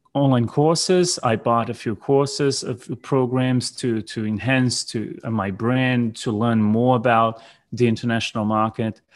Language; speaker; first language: English; non-native, fluent; Portuguese